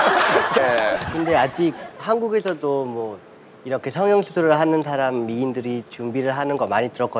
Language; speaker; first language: Korean; non-native, fluent; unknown